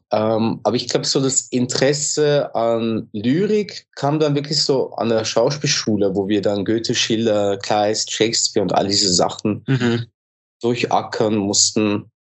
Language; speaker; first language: German; early bilingual, other home language; Turkish